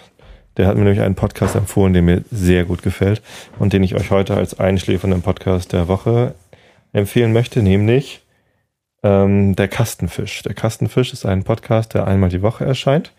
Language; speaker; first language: German; native; German